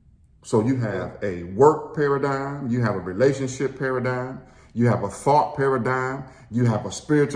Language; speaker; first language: English; native; English